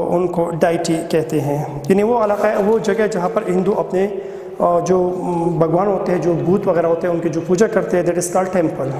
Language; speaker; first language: Urdu; non-native, local second language; Pashto